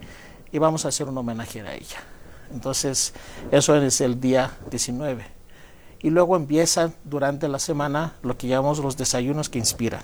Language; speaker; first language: Spanish; non-native, fluent; Greek